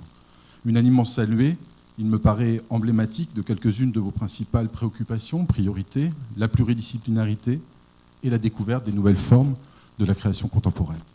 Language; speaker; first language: French; native; French